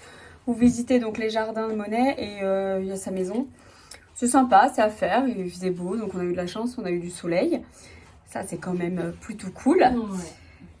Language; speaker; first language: French; native; French